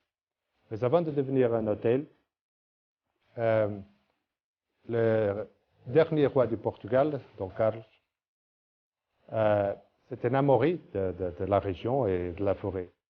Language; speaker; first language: French; non-native, fluent; Portuguese